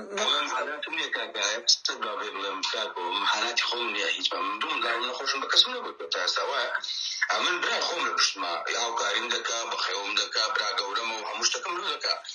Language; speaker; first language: Central Kurdish; native; Central Kurdish